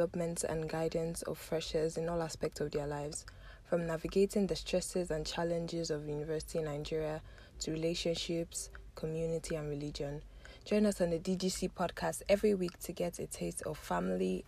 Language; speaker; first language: English; non-native, local second language; Yoruba